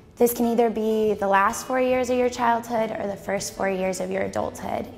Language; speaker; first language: English; native; English